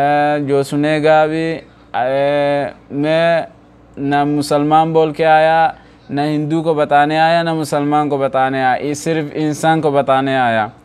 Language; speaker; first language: Hindi; non-native, fluent; Oromo